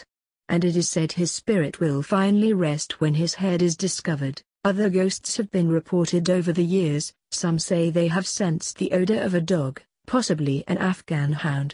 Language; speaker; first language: English; native; English